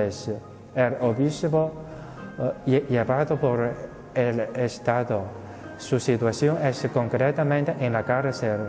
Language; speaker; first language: Spanish; non-native, fluent; Chinese